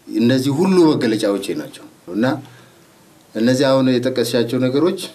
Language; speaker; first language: Amharic; non-native, local second language; Oromo